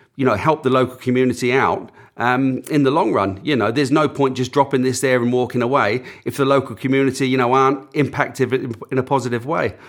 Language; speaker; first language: English; native; English